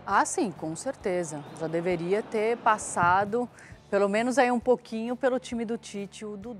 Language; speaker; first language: Portuguese; native; Portuguese